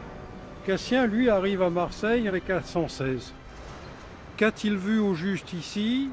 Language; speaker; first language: French; native; French